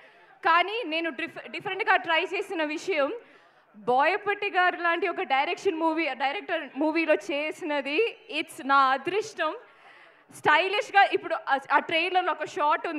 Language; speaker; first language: Telugu; non-native, local second language; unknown